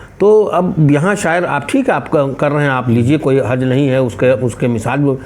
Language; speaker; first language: Urdu; native; Urdu